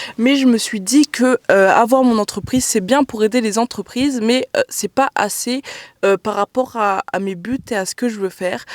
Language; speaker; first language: French; native; French